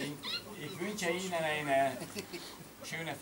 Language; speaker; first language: German; non-native, learner; Hungarian